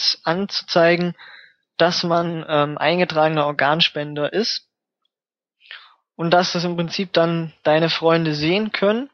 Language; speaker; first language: German; native; German